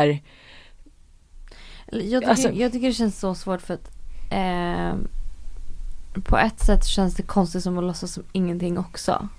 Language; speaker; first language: Swedish; native; Swedish